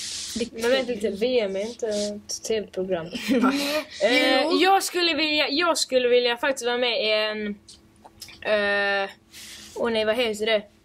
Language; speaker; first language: Swedish; native; Swedish